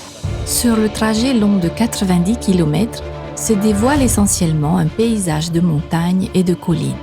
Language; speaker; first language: French; native; French